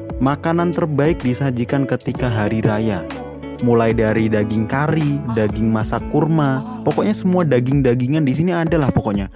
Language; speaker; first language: Indonesian; native; Indonesian